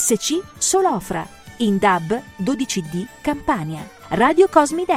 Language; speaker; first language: Italian; native; Italian